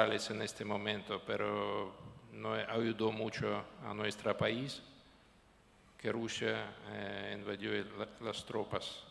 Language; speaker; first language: Spanish; non-native, learner; Ukrainian